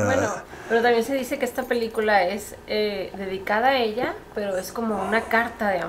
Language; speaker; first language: Spanish; native; Spanish